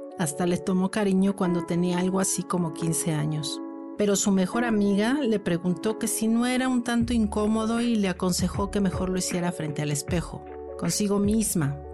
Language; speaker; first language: Spanish; native; Spanish